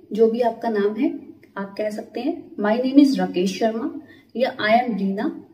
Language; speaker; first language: Hindi; native; Hindi